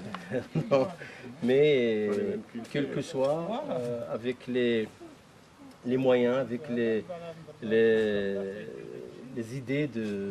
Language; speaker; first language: French; non-native, local second language; Arabic